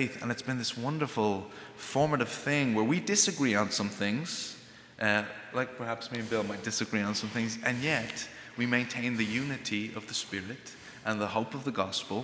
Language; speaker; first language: English; native; English